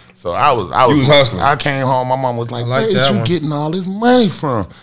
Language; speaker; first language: English; native; English